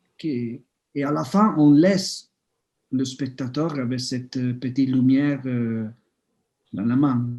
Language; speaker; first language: French; non-native, fluent; Italian